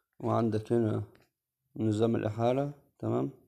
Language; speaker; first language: Arabic; native; Arabic